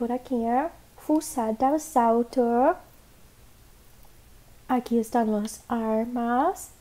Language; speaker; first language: Spanish; non-native, learner; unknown